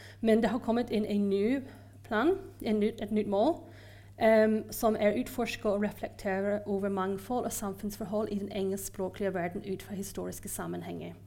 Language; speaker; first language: Norwegian; non-native, fluent; English